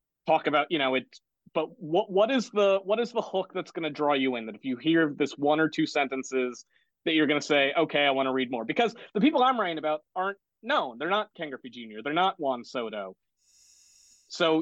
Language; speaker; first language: English; native; English